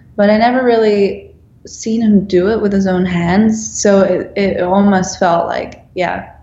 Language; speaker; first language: English; non-native, fluent; Dutch